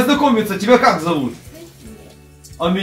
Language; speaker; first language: Russian; native; Russian